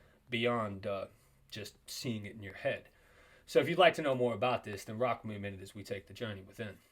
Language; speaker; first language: English; native; English